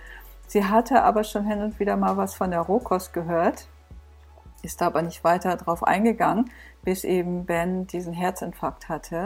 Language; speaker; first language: German; native; German